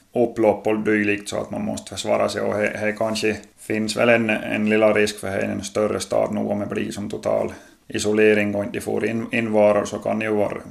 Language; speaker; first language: Swedish; native; Swedish